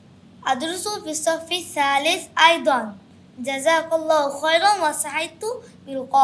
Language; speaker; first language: Arabic; non-native, learner; Bangla